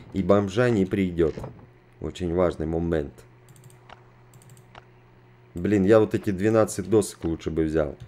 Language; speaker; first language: Russian; native; Russian